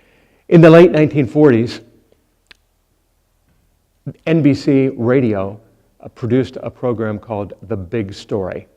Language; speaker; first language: English; native; English